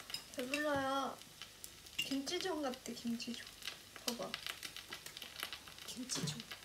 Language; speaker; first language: Korean; non-native, fluent; Japanese